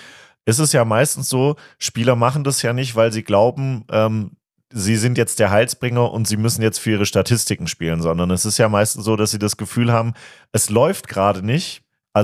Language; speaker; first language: German; native; German